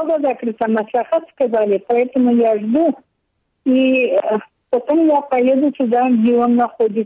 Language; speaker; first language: Russian; non-native, local second language; Turkmen